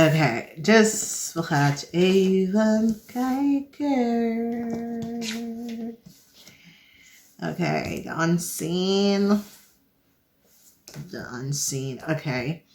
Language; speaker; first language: Dutch; non-native, fluent; English